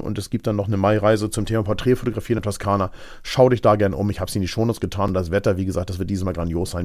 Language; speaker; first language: German; native; German